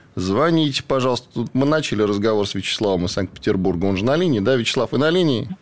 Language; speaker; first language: Russian; native; Russian